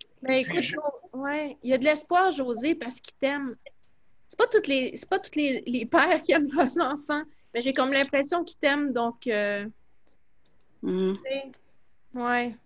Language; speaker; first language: French; native; French